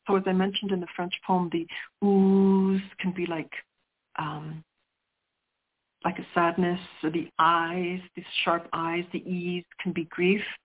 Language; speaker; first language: English; early bilingual, other home language; Sicilian